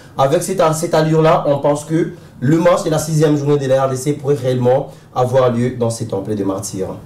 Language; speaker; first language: French; non-native, local second language; Lingala